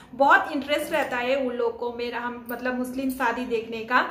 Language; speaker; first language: Hindi; non-native, local second language; Bangla